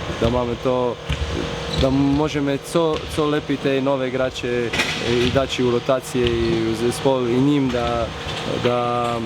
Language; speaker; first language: Polish; non-native, learner; Croatian